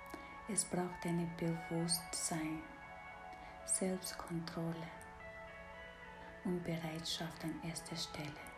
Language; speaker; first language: German; non-native, fluent; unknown